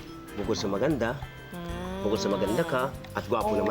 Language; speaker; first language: Filipino; native; Filipino